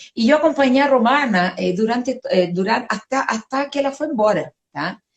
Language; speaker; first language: Portuguese; non-native, fluent; Spanish